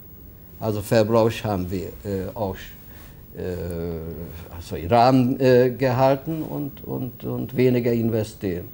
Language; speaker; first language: German; non-native, fluent; Hungarian